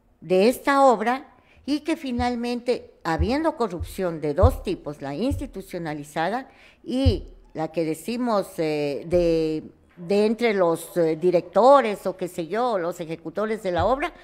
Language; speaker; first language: Spanish; native; Spanish